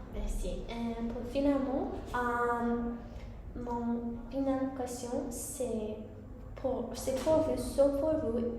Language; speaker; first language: French; non-native, learner; English